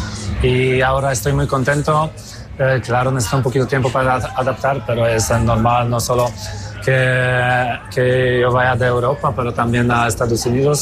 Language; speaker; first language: Spanish; non-native, fluent; Polish